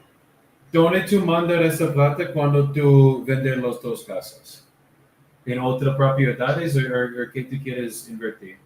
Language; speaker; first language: Spanish; non-native, learner; English